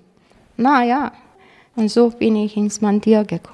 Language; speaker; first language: German; non-native, fluent; Croatian